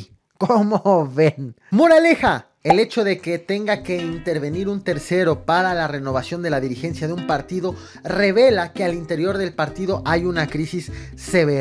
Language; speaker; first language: Spanish; native; Spanish